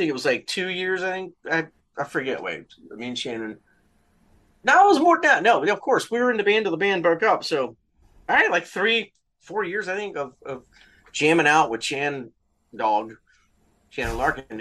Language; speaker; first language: English; native; English